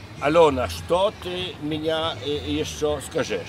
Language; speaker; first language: Russian; non-native, learner; Polish